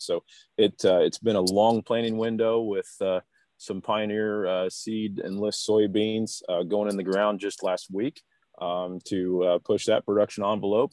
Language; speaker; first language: English; native; English